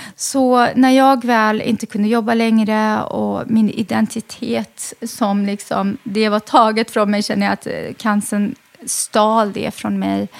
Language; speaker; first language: Swedish; early bilingual, other home language; Arabic